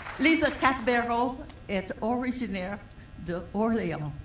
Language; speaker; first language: French; non-native, fluent; English